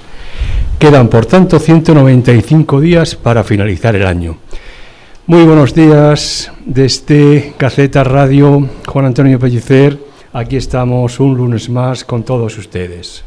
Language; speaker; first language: Spanish; native; Spanish